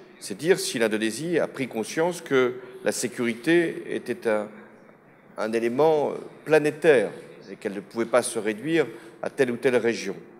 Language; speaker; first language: French; native; French